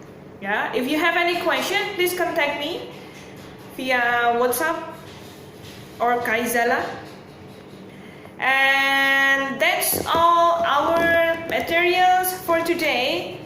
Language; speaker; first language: English; non-native, local second language; Indonesian